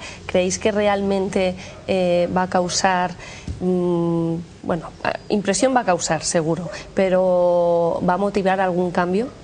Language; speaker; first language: Spanish; native; Spanish